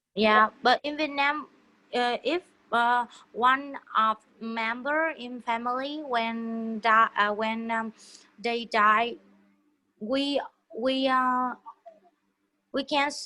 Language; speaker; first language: English; non-native, learner; Vietnamese